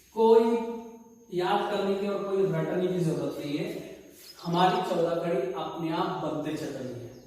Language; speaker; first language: Hindi; non-native, local second language; Urdu